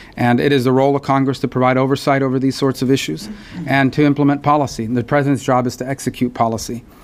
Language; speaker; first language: English; native; English